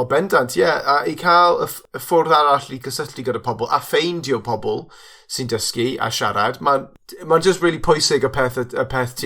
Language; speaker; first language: Welsh; non-native, local second language; English